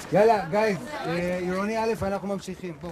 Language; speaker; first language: Hebrew; native; Hebrew